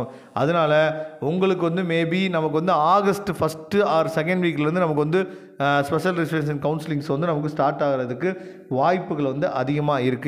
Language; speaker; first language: Tamil; native; Tamil